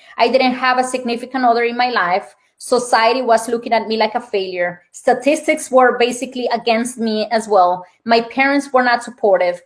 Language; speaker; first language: English; non-native, fluent; Spanish